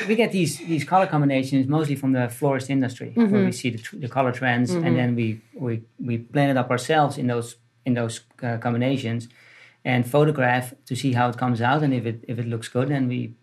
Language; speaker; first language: English; non-native, fluent; Dutch